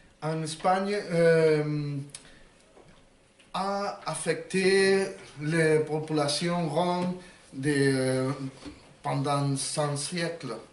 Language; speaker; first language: French; non-native, learner; Spanish